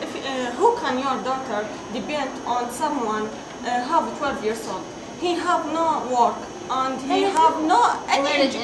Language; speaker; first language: English; non-native, learner; Arabic